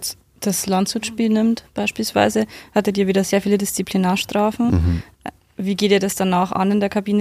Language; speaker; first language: German; native; German